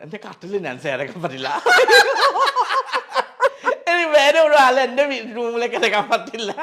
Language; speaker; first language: Malayalam; non-native, fluent; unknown